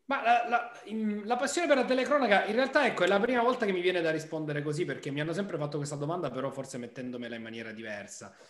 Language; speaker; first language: Italian; native; Italian